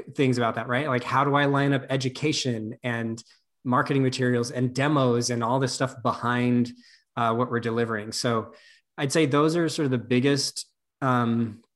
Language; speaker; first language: English; native; English